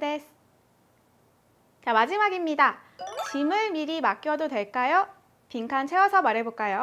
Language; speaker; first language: Korean; native; Korean